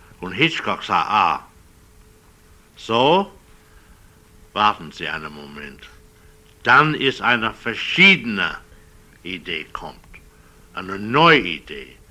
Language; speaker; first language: German; non-native, learner; English